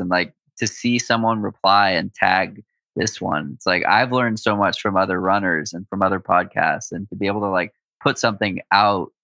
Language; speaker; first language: English; native; English